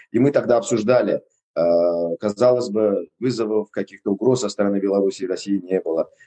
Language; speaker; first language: Russian; non-native, local second language; Uzbek